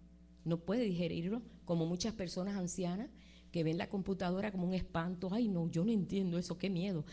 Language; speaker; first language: Spanish; native; Spanish